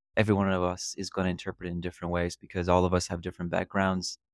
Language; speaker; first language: English; non-native, fluent; Portuguese